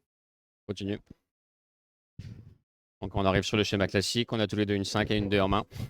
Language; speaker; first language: French; native; French